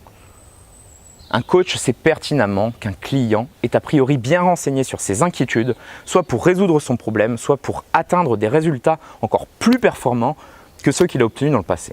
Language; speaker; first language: French; native; French